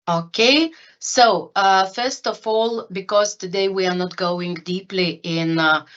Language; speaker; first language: English; non-native, fluent; Lithuanian